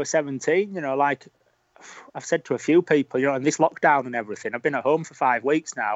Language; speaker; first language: English; native; English